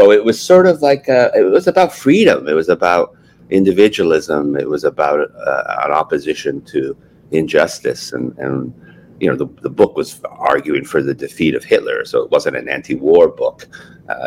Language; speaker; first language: English; native; English